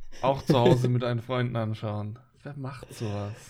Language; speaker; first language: German; native; German